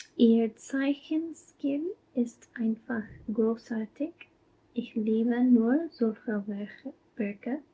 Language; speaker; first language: German; non-native, learner; English